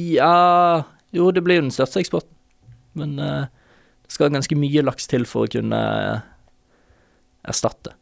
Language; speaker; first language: Norwegian; native; Norwegian